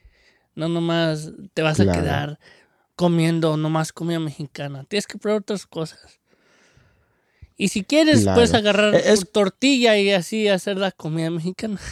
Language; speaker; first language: Spanish; early bilingual, heritage; Spanish